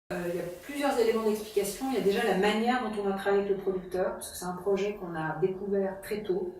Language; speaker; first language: French; native; French